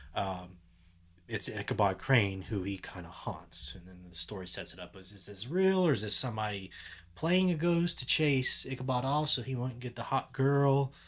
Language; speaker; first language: English; native; English